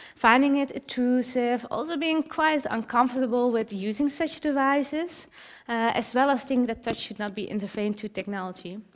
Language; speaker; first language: English; early bilingual, other home language; Dutch